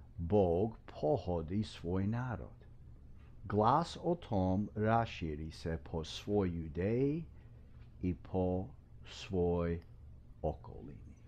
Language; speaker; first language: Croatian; non-native, fluent; English